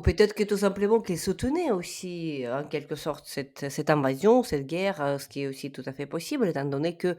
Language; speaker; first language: French; non-native, fluent; Ukrainian